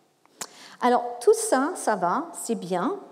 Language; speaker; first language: French; non-native, fluent; English